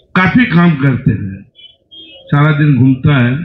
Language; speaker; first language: Hindi; non-native, local second language; Bangla